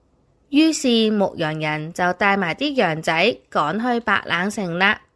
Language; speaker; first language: Chinese; native; Chinese